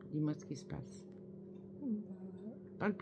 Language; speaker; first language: French; native; French